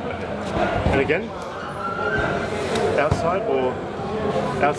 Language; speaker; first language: English; native; English